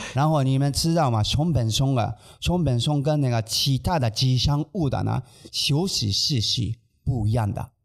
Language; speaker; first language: Chinese; non-native, fluent; Japanese